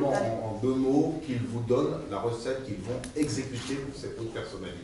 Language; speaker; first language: French; native; French